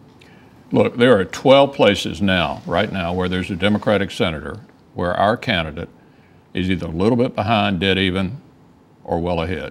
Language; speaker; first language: English; native; English